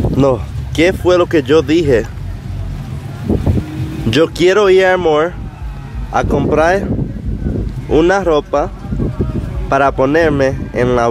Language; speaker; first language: Spanish; early bilingual, heritage; English